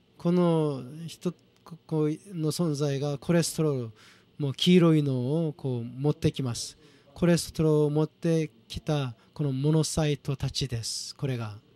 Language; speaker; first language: Japanese; non-native, fluent; Korean